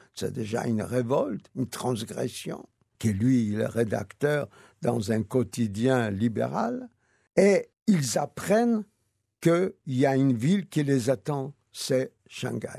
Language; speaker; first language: French; non-native, fluent; Yiddish